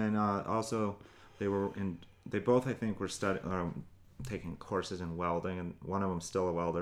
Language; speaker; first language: English; native; English